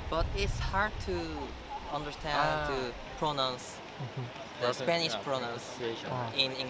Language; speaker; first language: English; non-native, learner; Korean